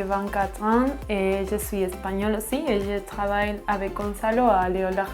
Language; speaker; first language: French; non-native, fluent; Spanish